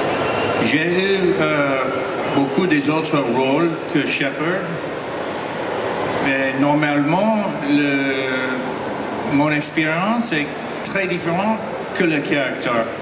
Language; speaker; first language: French; non-native, learner; English